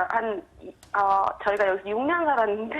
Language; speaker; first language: Korean; native; Korean